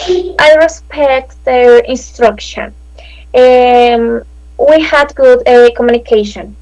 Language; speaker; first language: English; non-native, learner; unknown